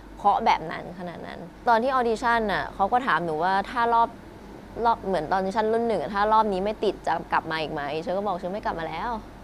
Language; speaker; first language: Thai; native; Thai